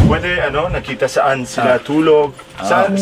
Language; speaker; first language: Filipino; non-native, learner; Arabic